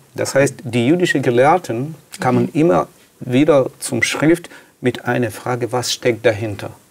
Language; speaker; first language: German; non-native, fluent; Russian